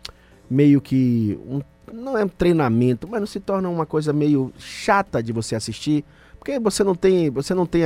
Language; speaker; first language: Portuguese; native; Portuguese